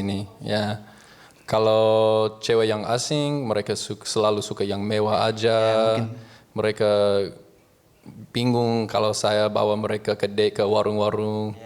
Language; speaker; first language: Indonesian; non-native, learner; English